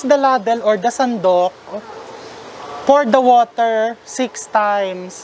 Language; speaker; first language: English; non-native, local second language; Filipino